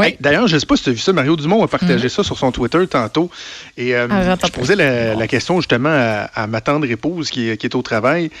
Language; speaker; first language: French; native; French